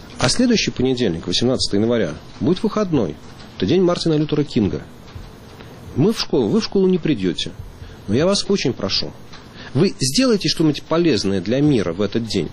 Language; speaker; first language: Russian; native; Russian